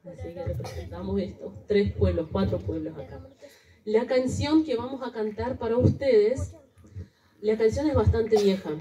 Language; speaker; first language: Spanish; non-native, fluent; Russian